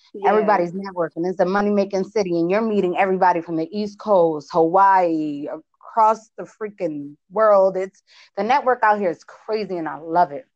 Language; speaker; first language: English; early bilingual, other home language; Spanish